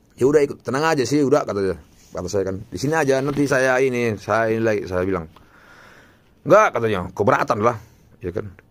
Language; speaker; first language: Indonesian; non-native, local second language; Batak Toba